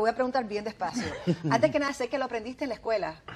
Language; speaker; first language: Spanish; native; Spanish